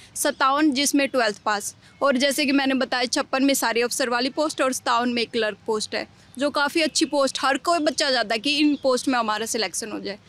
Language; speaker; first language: Hindi; native; Hindi